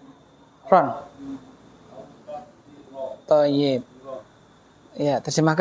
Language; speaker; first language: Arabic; non-native, fluent; Indonesian